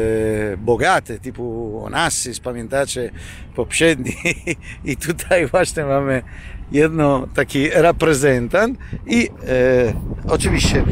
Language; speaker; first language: Polish; non-native, fluent; Italian